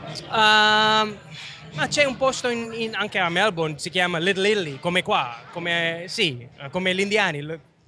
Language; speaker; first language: Italian; non-native, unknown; Sinhala